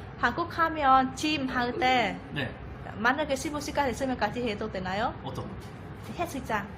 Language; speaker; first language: Korean; non-native, learner; Vietnamese